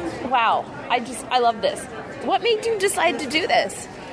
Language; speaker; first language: English; native; English